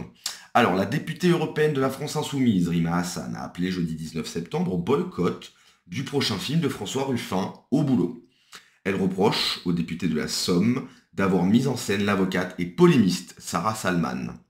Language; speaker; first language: French; native; French